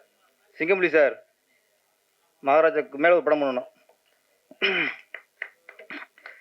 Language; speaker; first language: Tamil; native; Tamil